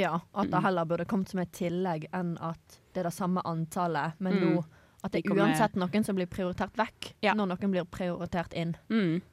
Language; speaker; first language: Norwegian; native; Norwegian